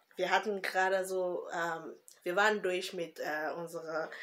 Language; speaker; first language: German; non-native, learner; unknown